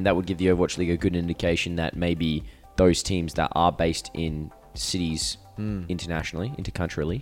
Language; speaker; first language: English; native; English